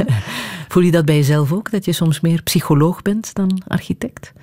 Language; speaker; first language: Dutch; native; Dutch